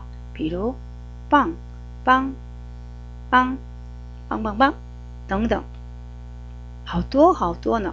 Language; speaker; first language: Chinese; non-native, fluent; Korean